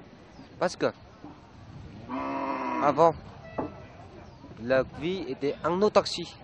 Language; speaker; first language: French; non-native, fluent; Vietnamese